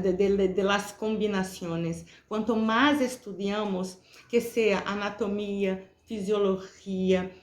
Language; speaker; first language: Spanish; non-native, fluent; Portuguese